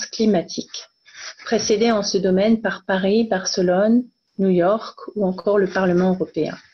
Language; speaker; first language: French; native; French